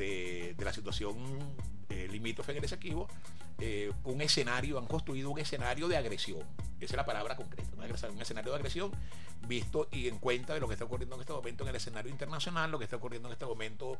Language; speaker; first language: Spanish; native; Spanish